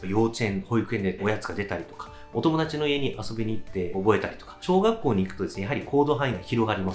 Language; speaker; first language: Japanese; native; Japanese